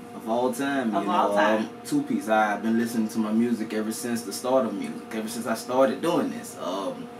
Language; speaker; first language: English; native; English